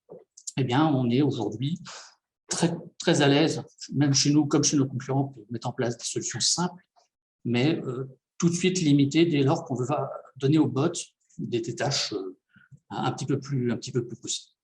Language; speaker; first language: French; native; French